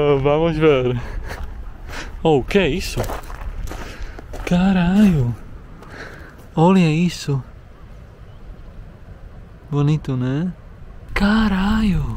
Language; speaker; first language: Portuguese; non-native, fluent; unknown